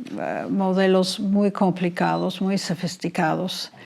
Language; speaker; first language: Spanish; non-native, fluent; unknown